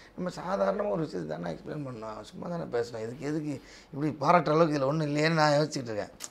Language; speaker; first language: Tamil; native; Tamil